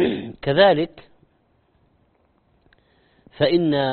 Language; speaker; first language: Arabic; native; Arabic